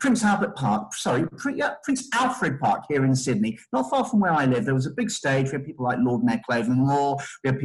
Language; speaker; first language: English; native; English